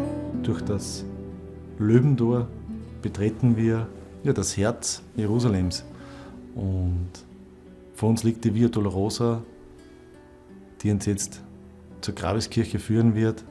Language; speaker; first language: German; native; German